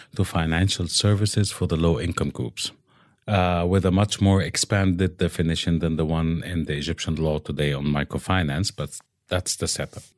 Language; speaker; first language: English; non-native, local second language; Arabic